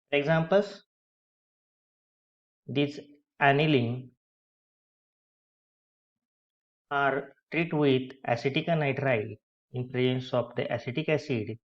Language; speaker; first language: English; non-native, local second language; Marathi